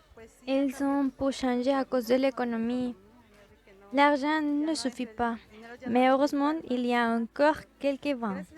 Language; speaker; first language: French; non-native, learner; Spanish